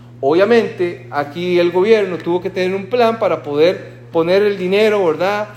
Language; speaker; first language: Spanish; native; Spanish